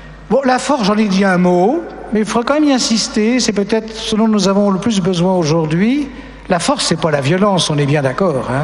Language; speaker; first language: French; native; French